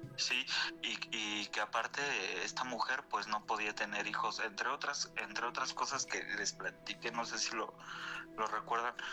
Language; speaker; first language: Spanish; native; Spanish